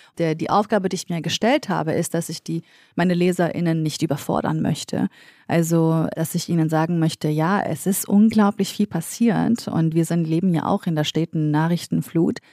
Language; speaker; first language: German; early bilingual, other home language; Kurdish